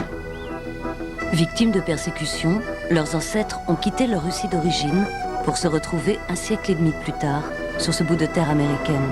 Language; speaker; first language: French; native; French